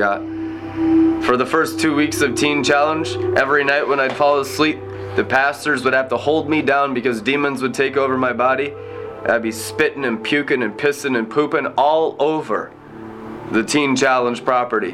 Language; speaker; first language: English; native; English